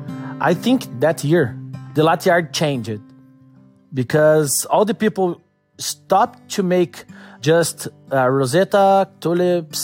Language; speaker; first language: English; non-native, learner; Portuguese